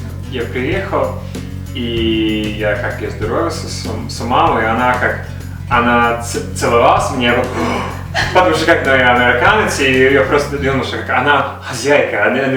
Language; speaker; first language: Russian; non-native, learner; English